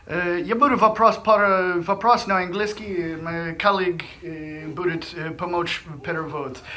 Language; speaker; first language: Russian; non-native, learner; English